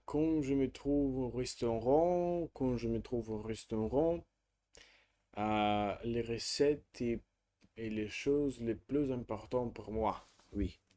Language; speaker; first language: French; non-native, learner; Russian